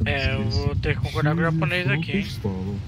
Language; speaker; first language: Portuguese; native; Portuguese